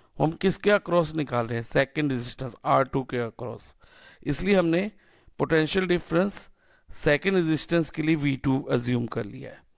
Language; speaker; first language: Hindi; native; Hindi